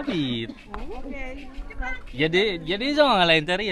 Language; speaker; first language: French; non-native, learner; Balinese